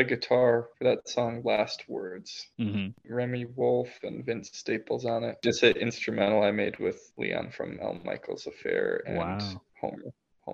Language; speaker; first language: English; native; English